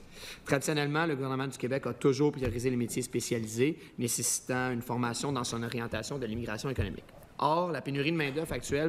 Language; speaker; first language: French; native; French